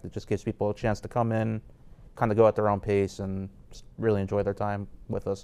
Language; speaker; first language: English; native; English